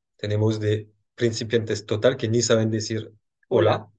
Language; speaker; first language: Spanish; non-native, fluent; French